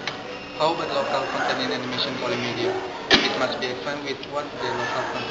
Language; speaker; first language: English; non-native, learner; Indonesian